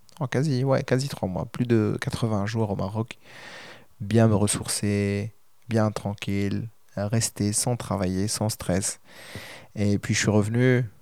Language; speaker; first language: French; non-native, local second language; Arabic